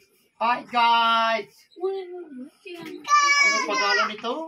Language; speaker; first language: Filipino; non-native, learner; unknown